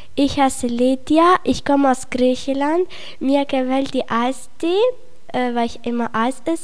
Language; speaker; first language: German; non-native, learner; Greek